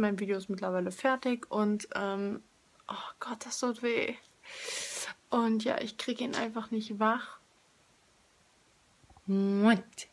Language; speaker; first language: German; native; German